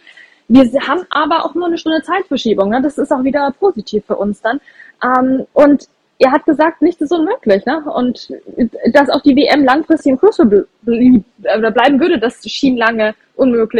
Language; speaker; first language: German; native; German